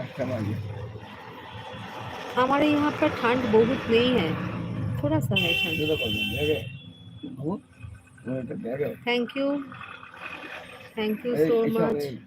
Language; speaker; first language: Hindi; non-native, local second language; Bangla